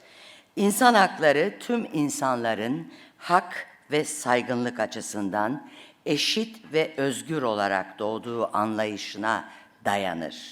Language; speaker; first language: Turkish; native; Turkish